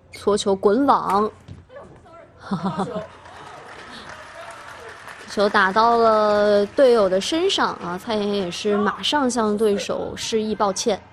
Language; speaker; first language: Chinese; native; Chinese